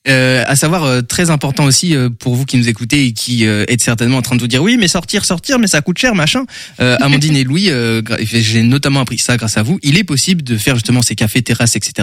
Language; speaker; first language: French; native; French